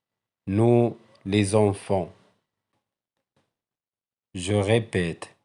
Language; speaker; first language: French; non-native, local second language; Arabic